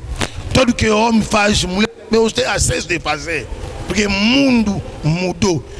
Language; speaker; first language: Portuguese; non-native, learner; Lingala